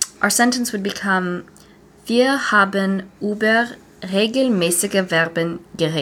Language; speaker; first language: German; non-native, learner; English